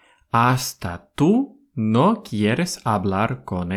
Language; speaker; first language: Spanish; non-native, fluent; Russian